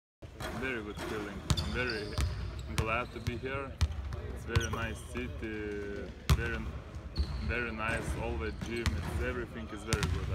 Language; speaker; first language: English; non-native, learner; Lithuanian